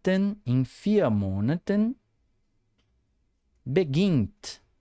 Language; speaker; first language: German; non-native, fluent; Portuguese